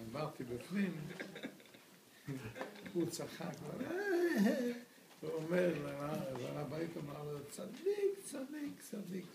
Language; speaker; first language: Hebrew; non-native, fluent; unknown